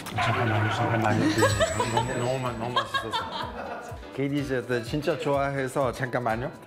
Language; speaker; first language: Korean; non-native, fluent; Italian